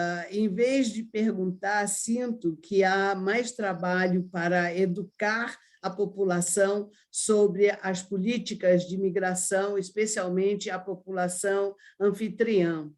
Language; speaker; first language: Portuguese; early bilingual, other home language; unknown